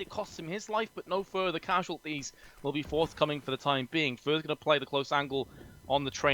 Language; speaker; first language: English; native; English